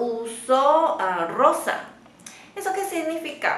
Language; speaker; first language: Spanish; non-native, fluent; Chinese